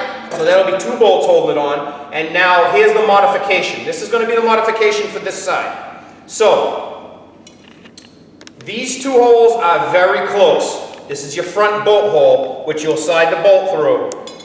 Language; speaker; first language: English; native; English